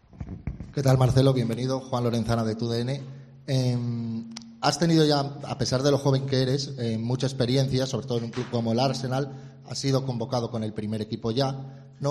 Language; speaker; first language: Spanish; native; Spanish